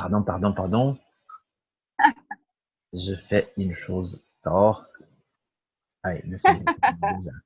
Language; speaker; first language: French; non-native, fluent; Portuguese